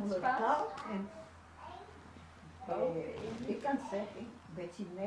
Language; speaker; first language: Dutch; non-native, learner; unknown